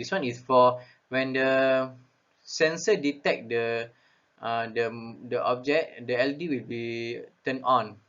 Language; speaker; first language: English; non-native, local second language; Malay